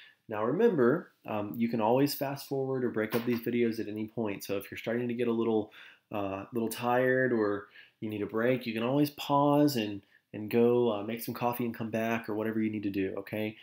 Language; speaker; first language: English; native; English